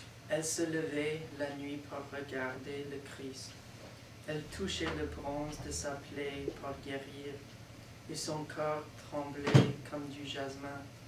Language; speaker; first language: French; non-native, fluent; English